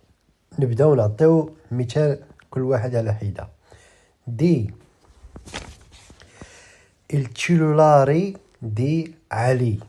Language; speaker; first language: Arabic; native; Arabic